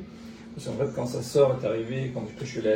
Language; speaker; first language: French; native; French